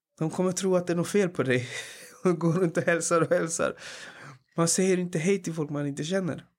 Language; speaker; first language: Swedish; early bilingual, other home language; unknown